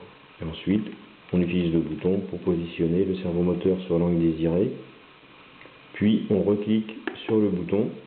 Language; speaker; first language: French; native; French